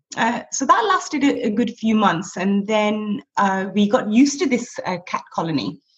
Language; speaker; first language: English; native; English